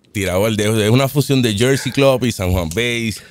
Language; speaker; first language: Spanish; native; Spanish